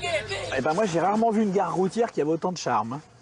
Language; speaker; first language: French; native; French